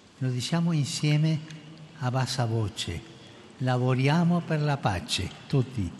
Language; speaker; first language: Italian; non-native, fluent; Spanish